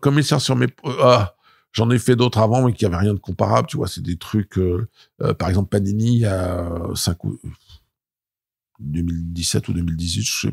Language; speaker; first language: French; native; French